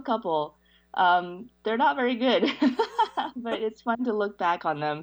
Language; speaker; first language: English; early bilingual, other home language; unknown